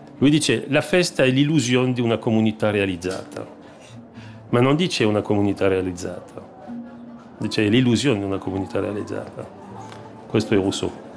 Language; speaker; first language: Italian; non-native, fluent; French